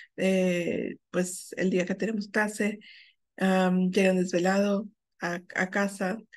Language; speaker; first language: Spanish; non-native, fluent; English